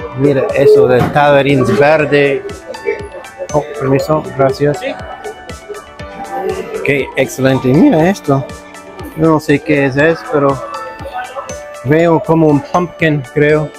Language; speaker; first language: Spanish; non-native, learner; English